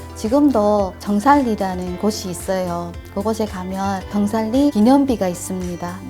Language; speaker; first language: Korean; early bilingual, heritage; Korean